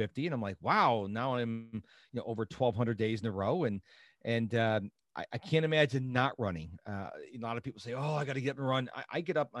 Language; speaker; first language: English; native; English